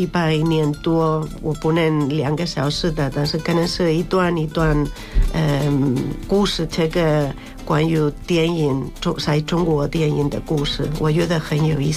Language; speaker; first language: Chinese; non-native, fluent; Spanish